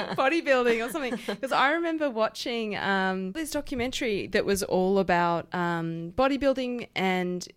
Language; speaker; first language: English; native; English